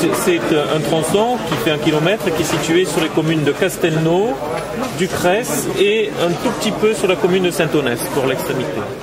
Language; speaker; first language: French; native; French